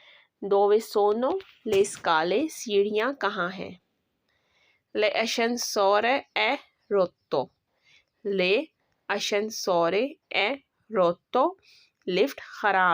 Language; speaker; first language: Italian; non-native, learner; Urdu